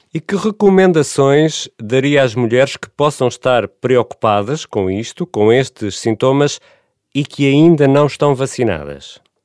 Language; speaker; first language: Spanish; non-native, learner; Portuguese